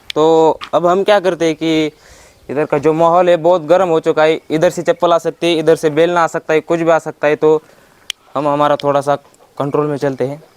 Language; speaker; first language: Hindi; non-native, local second language; Marathi